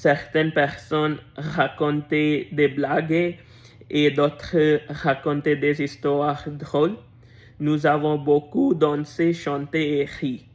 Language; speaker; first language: French; non-native, learner; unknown